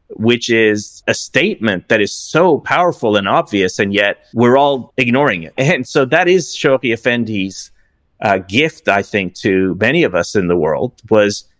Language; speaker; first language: English; early bilingual, other home language; Persian